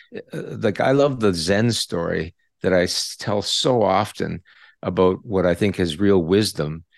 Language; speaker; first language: English; native; English